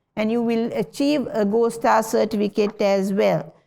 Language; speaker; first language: English; non-native, local second language; Sinhala